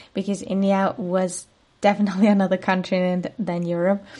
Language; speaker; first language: English; non-native, fluent; Spanish